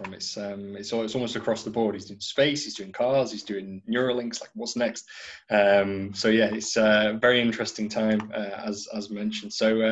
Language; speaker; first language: English; native; English